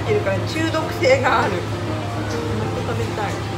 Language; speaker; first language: Japanese; native; Japanese